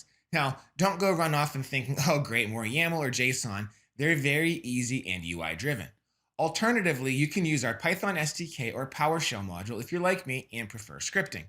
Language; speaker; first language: English; native; English